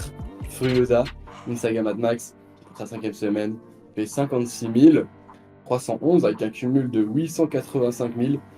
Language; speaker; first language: French; native; French